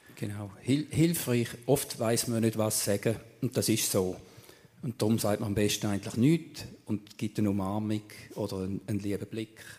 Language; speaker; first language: German; native; German